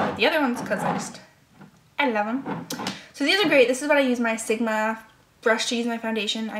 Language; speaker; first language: English; native; English